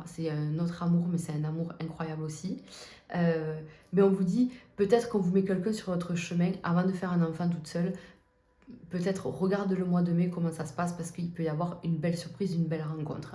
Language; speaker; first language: French; native; French